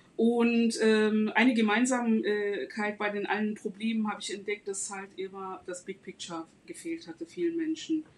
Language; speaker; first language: German; non-native, fluent; Turkish